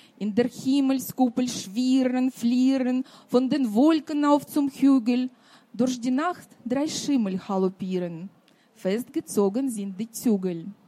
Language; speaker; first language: German; non-native, fluent; Russian